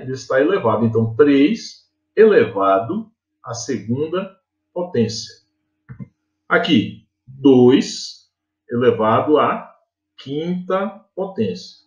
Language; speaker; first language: Portuguese; native; Portuguese